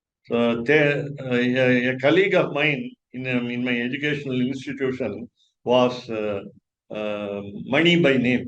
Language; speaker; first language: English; non-native, local second language; Tamil